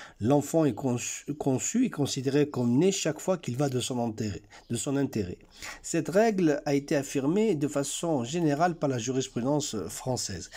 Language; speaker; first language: French; non-native, local second language; Arabic